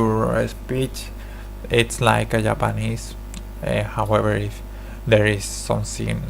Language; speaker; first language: English; non-native, learner; Spanish